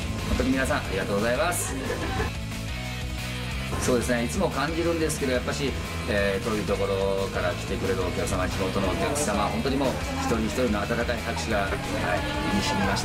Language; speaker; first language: Japanese; native; Japanese